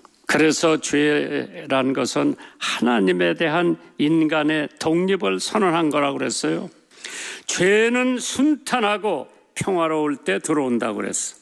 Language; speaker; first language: Korean; native; Korean